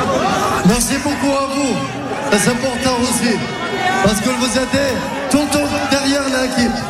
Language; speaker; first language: French; non-native, learner; Arabic